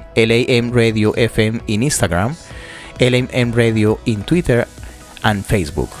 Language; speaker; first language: English; non-native, learner; Spanish